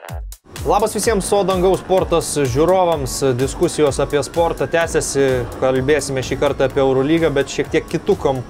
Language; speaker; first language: Lithuanian; native; Lithuanian